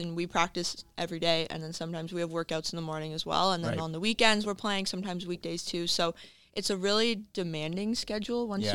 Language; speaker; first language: English; native; English